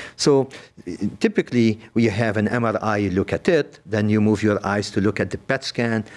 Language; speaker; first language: English; non-native, fluent; Arabic